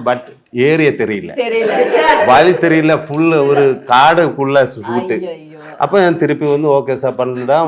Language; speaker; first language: Tamil; non-native, learner; Malayalam